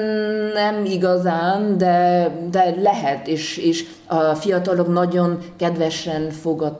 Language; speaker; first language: Hungarian; non-native, fluent; German